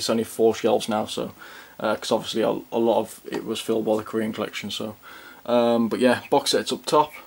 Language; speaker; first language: English; native; English